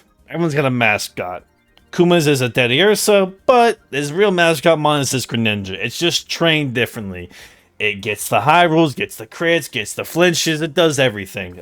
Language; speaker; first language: English; native; English